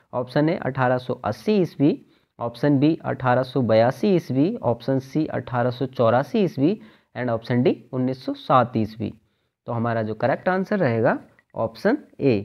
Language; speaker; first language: Hindi; native; Hindi